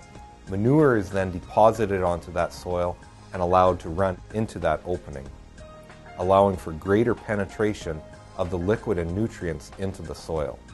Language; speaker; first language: English; native; English